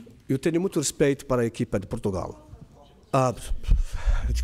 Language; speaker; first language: Portuguese; non-native, fluent; Arabic